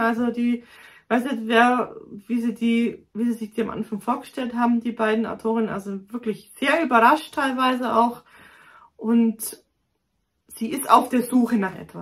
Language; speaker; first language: German; native; German